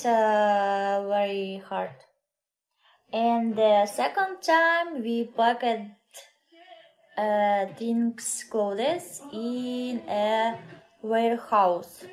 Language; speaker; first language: English; non-native, learner; Russian